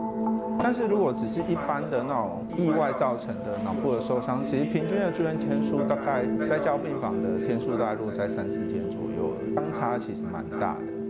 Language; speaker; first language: Chinese; native; Chinese